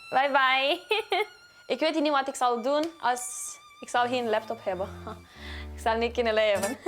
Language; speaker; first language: Dutch; non-native, learner; Romanian